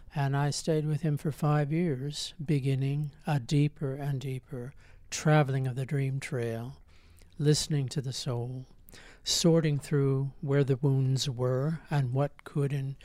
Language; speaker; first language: English; native; English